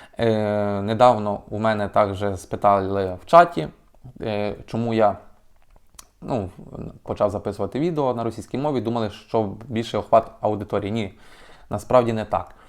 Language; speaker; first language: Ukrainian; native; Ukrainian